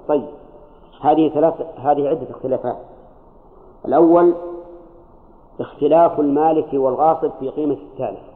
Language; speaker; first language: Arabic; native; Arabic